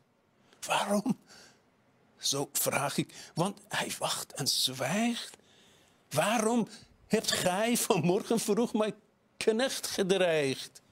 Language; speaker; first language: Dutch; non-native, fluent; Persian